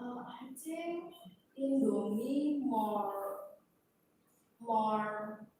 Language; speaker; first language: English; non-native, learner; Indonesian